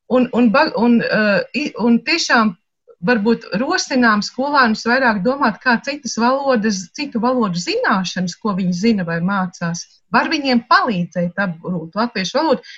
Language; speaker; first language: Latvian; native; Latvian